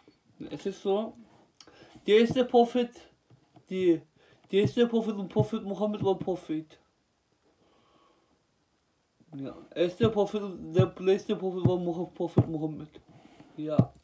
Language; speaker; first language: German; non-native, learner; Turkish